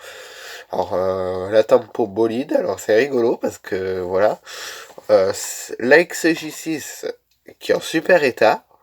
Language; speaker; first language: French; native; French